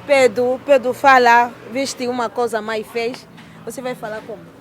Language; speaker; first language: Portuguese; non-native, learner; Lingala